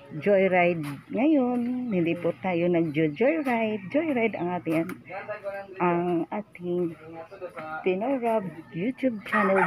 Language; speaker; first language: Filipino; non-native, local second language; Cebuano